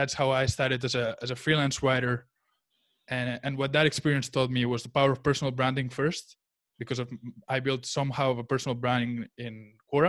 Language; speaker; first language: English; non-native, fluent; Spanish